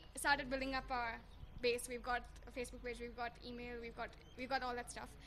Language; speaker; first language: English; non-native, local second language; Hindi